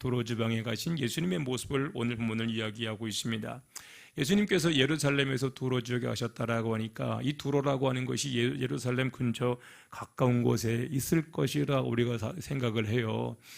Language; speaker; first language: Korean; native; Korean